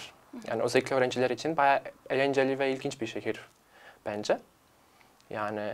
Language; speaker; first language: Turkish; non-native, fluent; Serbian